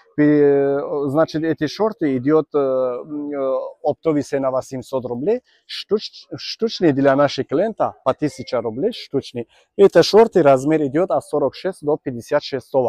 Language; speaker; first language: Russian; non-native, learner; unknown